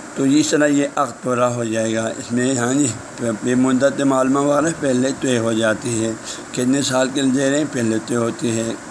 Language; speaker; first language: Urdu; non-native, local second language; Balti